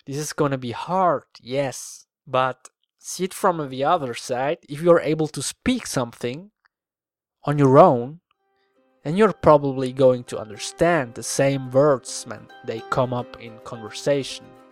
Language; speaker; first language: English; non-native, fluent; Swiss German